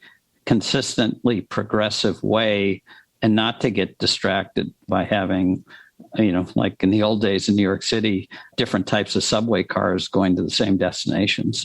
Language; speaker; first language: English; native; English